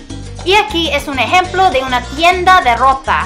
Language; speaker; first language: Spanish; non-native, learner; English